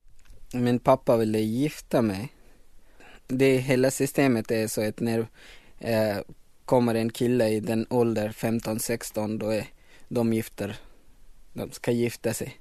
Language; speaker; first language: Swedish; non-native, learner; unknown